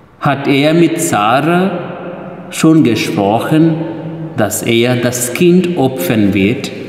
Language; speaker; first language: German; non-native, fluent; Telugu